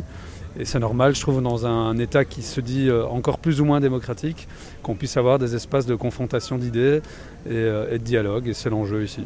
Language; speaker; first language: French; native; French